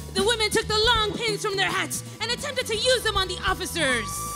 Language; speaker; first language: English; native; English